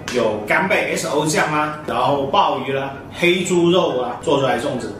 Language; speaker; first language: Chinese; native; Chinese